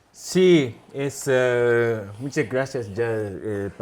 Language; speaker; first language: Spanish; non-native, fluent; Japanese